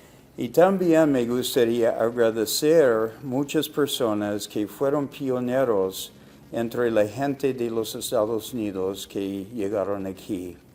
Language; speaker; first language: Spanish; non-native, fluent; English